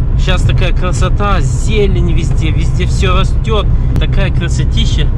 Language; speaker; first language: Russian; early bilingual, heritage; Russian